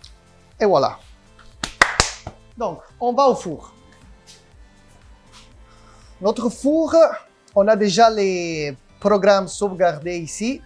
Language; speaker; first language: French; non-native, learner; Italian